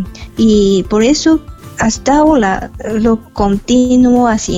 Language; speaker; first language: Spanish; non-native, fluent; Japanese